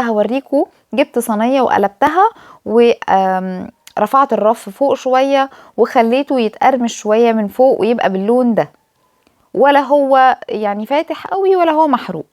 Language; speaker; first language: Arabic; native; Arabic